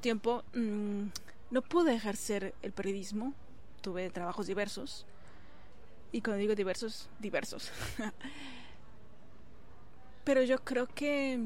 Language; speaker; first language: Spanish; native; Spanish